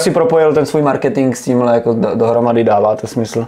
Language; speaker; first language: Czech; native; Czech